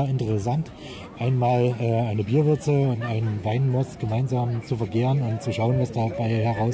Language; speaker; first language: German; native; German